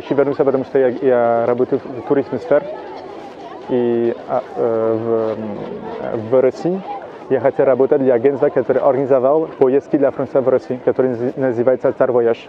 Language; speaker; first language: Russian; non-native, learner; French